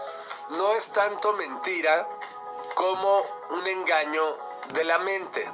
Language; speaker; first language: Spanish; native; Spanish